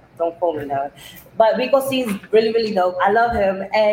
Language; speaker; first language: English; early bilingual, other home language; Spanish